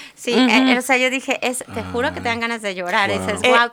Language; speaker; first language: Spanish; native; Spanish